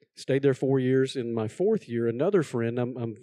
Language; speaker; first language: English; native; English